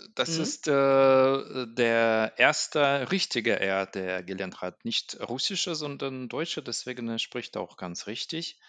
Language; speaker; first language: German; non-native, fluent; Russian